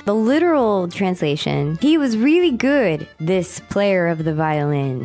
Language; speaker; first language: English; native; English